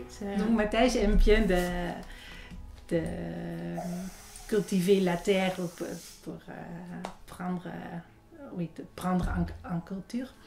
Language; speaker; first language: French; non-native, fluent; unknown